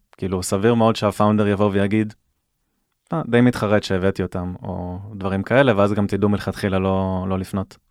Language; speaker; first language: Hebrew; native; Hebrew